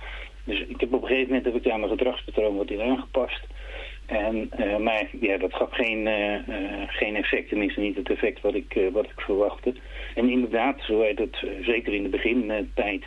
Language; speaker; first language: Dutch; native; Dutch